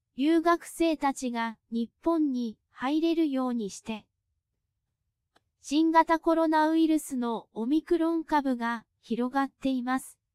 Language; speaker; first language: Japanese; non-native, fluent; Cantonese